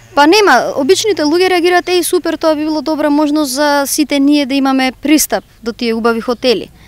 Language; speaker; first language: Macedonian; native; Macedonian